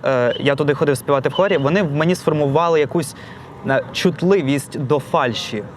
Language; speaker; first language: Ukrainian; non-native, local second language; Russian